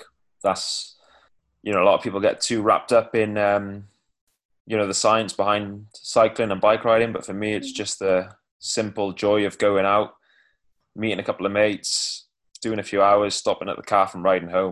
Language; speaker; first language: English; native; English